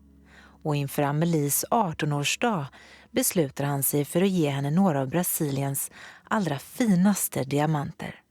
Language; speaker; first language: Swedish; native; Swedish